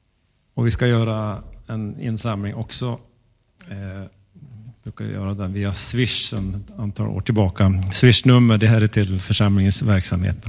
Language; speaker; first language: Swedish; native; Swedish